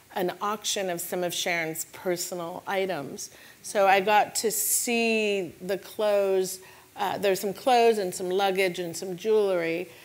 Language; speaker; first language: English; native; English